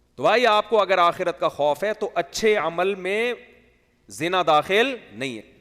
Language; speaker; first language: Urdu; native; Urdu